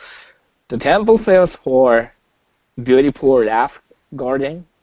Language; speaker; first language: English; non-native, learner; Japanese